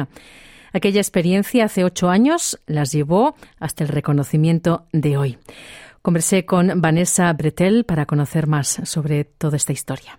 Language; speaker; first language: Spanish; native; Spanish